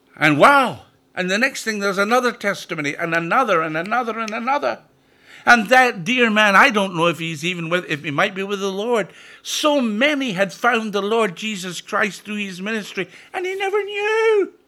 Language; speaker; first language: English; native; English